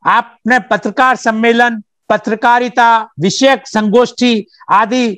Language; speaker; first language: Hindi; native; Hindi